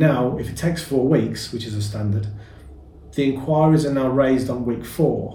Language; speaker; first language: English; native; English